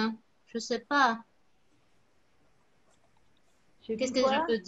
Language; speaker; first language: French; non-native, fluent; Spanish